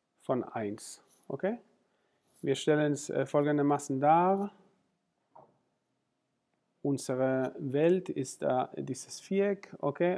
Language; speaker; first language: German; non-native, fluent; Spanish